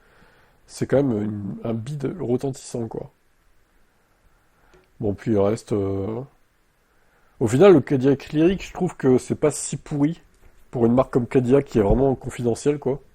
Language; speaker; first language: French; native; French